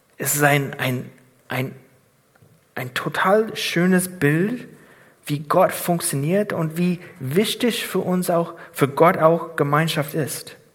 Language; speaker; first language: German; non-native, fluent; English